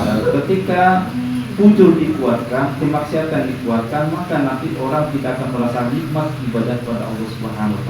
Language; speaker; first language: Indonesian; native; Indonesian